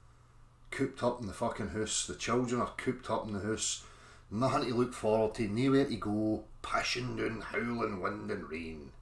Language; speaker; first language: English; native; English